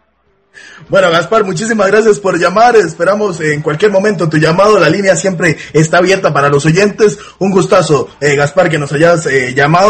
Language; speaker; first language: Spanish; native; Spanish